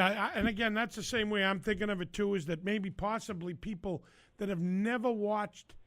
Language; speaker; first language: English; native; English